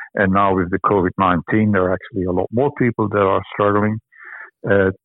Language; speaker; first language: English; non-native, fluent; Dutch